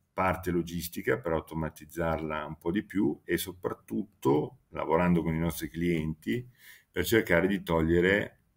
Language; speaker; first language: Italian; native; Italian